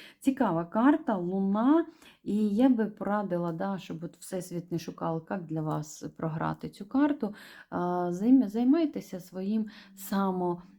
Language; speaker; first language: Ukrainian; non-native, local second language; Russian